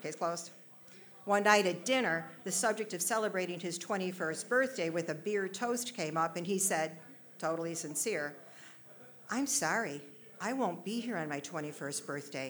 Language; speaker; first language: English; native; English